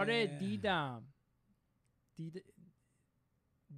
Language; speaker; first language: Persian; early bilingual, heritage; Persian